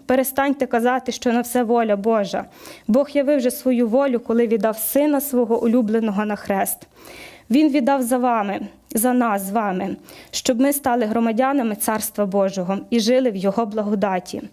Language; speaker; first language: Ukrainian; native; Ukrainian